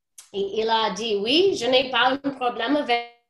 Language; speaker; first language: French; non-native, fluent; English